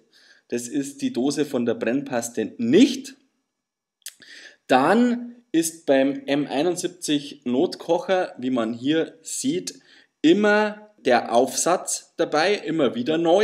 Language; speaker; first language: German; native; German